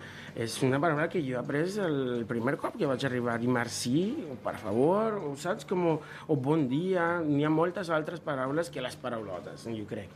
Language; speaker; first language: Catalan; non-native, fluent; Spanish